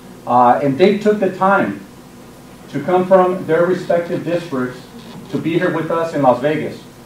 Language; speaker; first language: English; early bilingual, other home language; Spanish